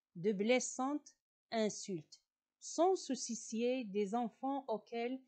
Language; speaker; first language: French; non-native, local second language; Arabic